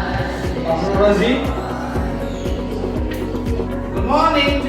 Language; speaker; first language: English; non-native, learner; Indonesian